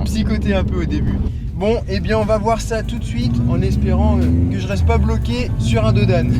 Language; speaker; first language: French; native; French